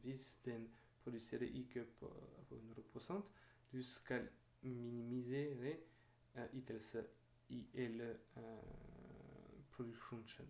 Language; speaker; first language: Norwegian; non-native, fluent; French